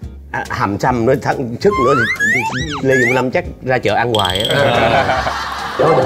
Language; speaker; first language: Vietnamese; native; Vietnamese